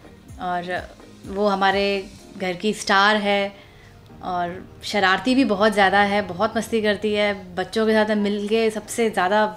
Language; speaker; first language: Hindi; native; Hindi